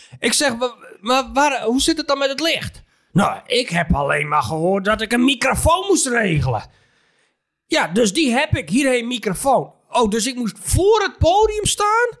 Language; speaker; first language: Dutch; native; Dutch